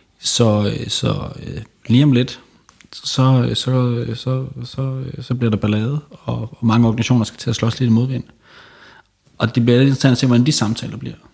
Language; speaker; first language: Danish; native; Danish